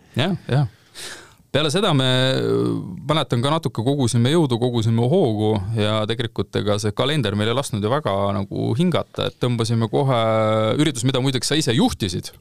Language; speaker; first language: Estonian; native; Estonian